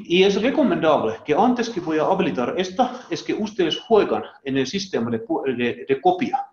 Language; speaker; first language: Spanish; non-native, learner; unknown